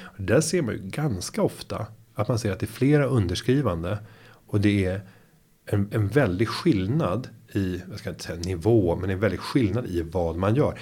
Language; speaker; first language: Swedish; native; Swedish